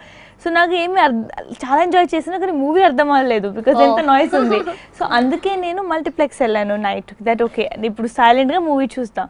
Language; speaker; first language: Telugu; non-native, fluent; Hindi